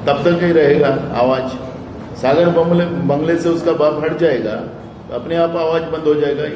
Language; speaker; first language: Hindi; non-native, local second language; Marathi